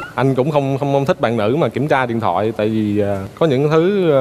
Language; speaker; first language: Vietnamese; native; Vietnamese